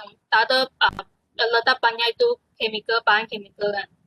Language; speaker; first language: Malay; non-native, local second language; Chinese